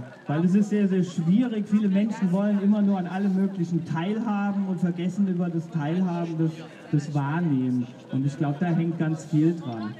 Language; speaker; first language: German; native; German